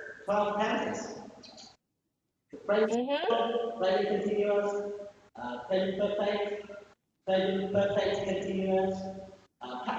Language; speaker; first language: English; non-native, learner; Vietnamese